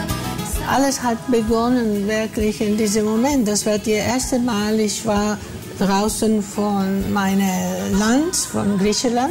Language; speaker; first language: German; non-native, fluent; Greek